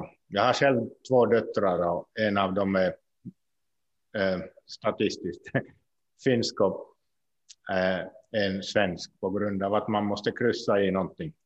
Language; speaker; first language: Swedish; non-native, local second language; Finnish